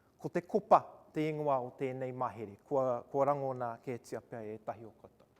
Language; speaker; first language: Māori; non-native, local second language; English